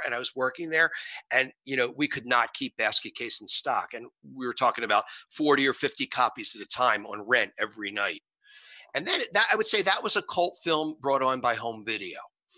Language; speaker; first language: English; native; English